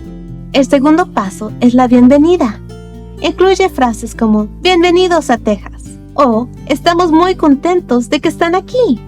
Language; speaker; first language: Spanish; early bilingual, other home language; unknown